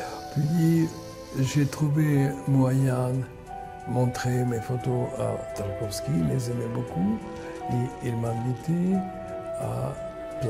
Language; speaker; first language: French; non-native, fluent; Russian